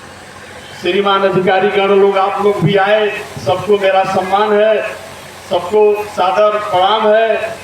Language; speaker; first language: Hindi; native; Hindi